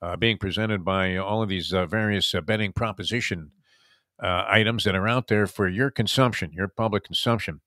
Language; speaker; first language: English; native; English